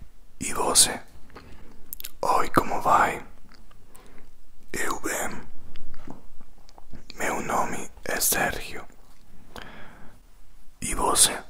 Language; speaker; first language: Portuguese; non-native, learner; Spanish